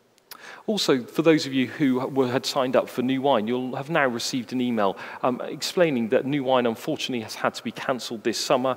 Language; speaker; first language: English; native; English